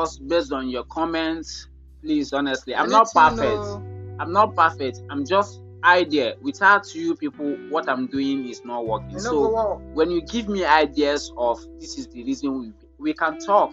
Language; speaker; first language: English; non-native, local second language; Igbo